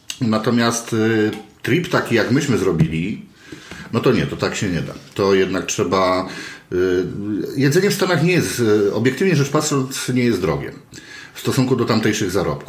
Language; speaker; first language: Polish; native; Polish